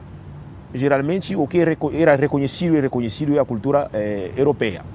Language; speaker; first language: Portuguese; non-native, fluent; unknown